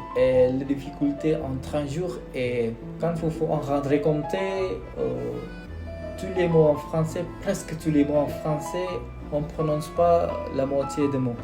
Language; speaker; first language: French; non-native, learner; Indonesian